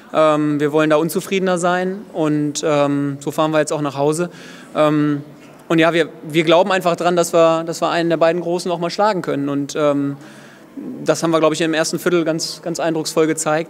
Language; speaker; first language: German; native; German